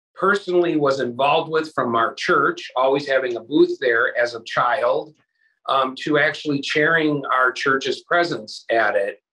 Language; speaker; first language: English; native; English